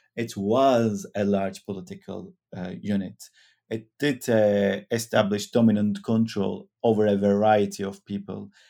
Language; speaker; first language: English; non-native, fluent; Turkish